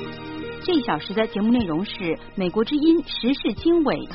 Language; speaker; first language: Chinese; native; Chinese